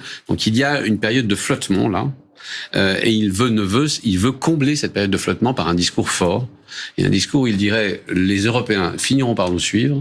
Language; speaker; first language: French; native; French